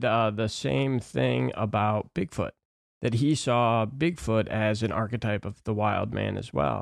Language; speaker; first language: English; native; English